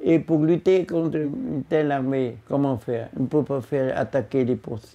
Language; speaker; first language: French; non-native, local second language; Vietnamese